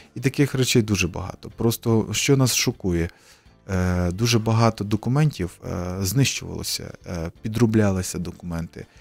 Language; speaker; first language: Ukrainian; native; Ukrainian